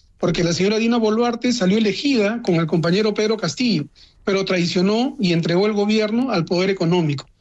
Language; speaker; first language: Spanish; native; Spanish